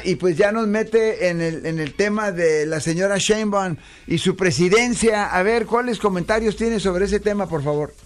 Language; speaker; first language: Spanish; native; Spanish